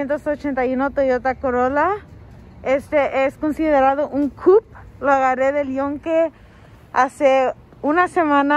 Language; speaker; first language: Spanish; early bilingual, heritage; Spanish